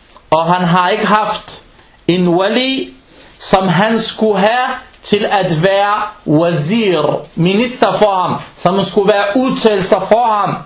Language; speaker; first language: Danish; non-native, local second language; Arabic